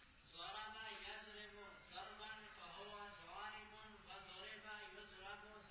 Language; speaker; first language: Arabic; non-native, learner; Punjabi